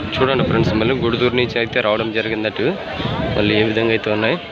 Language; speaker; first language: Telugu; native; Telugu